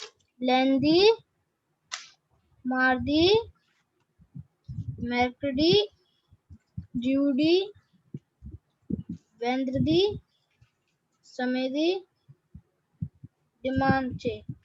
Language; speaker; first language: French; non-native, learner; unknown